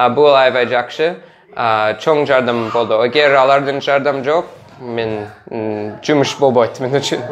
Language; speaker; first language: Kyrgyz; non-native, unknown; English